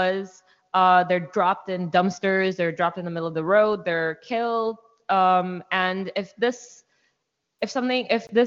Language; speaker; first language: English; non-native, local second language; Hindi